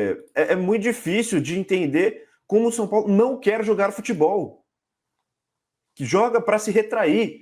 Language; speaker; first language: Portuguese; native; Portuguese